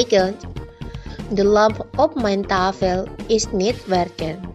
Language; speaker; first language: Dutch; non-native, learner; Indonesian